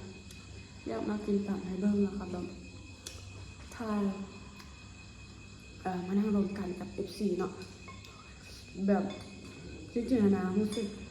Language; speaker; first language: Thai; non-native, local second language; Lao